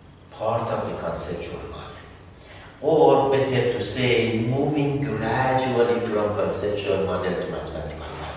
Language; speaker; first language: English; non-native, fluent; Persian